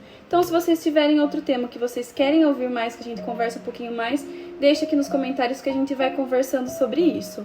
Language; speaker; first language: Portuguese; native; Portuguese